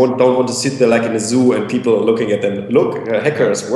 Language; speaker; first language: English; non-native, fluent; German